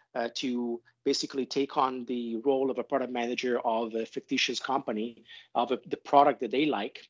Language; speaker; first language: English; non-native, fluent; Italian